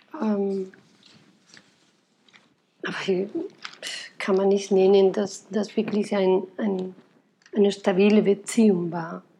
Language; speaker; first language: German; non-native, fluent; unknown